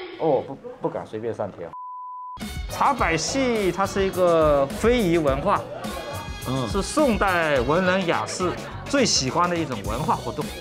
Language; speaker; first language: Chinese; native; Chinese